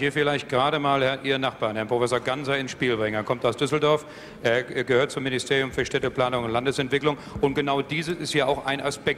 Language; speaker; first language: German; native; German